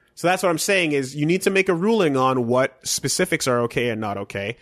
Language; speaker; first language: English; native; English